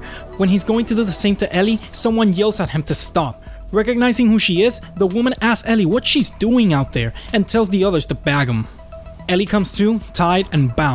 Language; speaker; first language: English; native; English